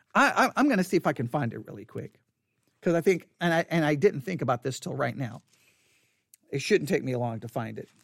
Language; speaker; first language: English; native; English